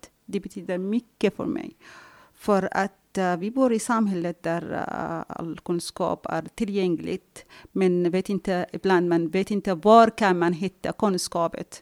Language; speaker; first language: Swedish; non-native, fluent; Arabic